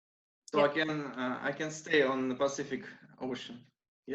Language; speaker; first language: English; non-native, learner; Russian